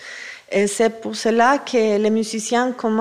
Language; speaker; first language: French; non-native, fluent; Spanish